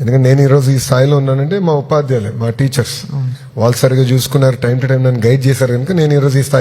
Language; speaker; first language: Telugu; native; Telugu